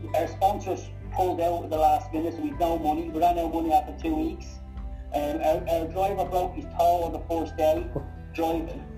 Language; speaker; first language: English; native; English